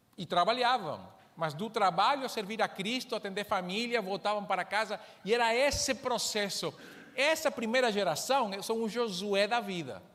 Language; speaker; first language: Portuguese; non-native, fluent; Spanish